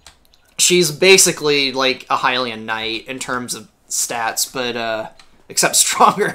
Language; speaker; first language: English; native; English